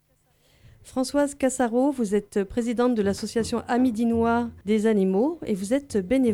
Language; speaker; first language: French; native; French